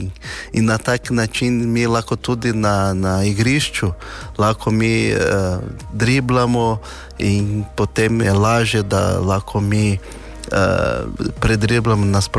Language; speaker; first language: Slovenian; non-native, fluent; Portuguese